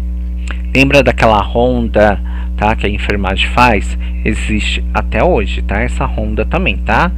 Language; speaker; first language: Portuguese; native; Portuguese